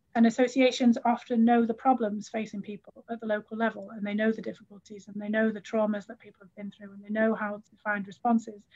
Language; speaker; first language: English; native; English